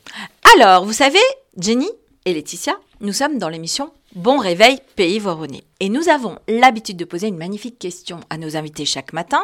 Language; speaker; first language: French; native; French